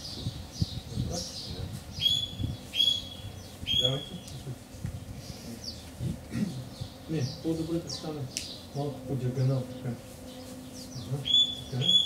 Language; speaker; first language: Bulgarian; non-native, learner; Russian